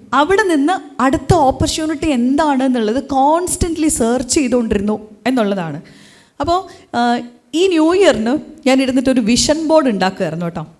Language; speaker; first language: Malayalam; native; Malayalam